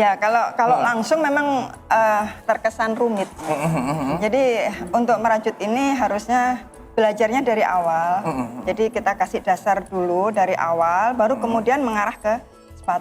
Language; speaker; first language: Indonesian; native; Indonesian